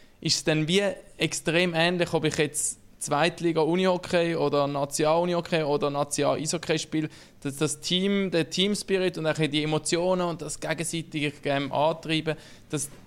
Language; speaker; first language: German; native; German